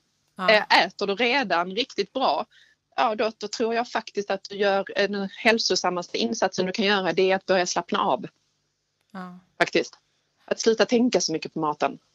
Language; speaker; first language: Swedish; native; Swedish